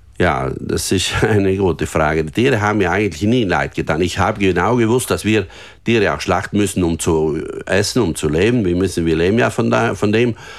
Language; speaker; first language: German; native; German